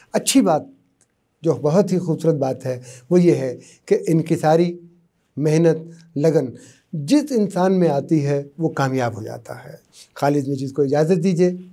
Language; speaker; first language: Urdu; non-native, local second language; Punjabi